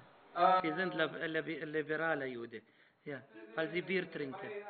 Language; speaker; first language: German; non-native, fluent; Arabic